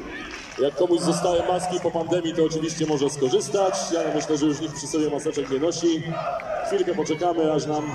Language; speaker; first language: Polish; native; Polish